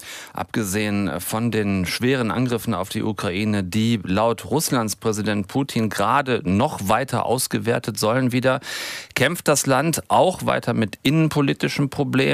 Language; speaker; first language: German; native; German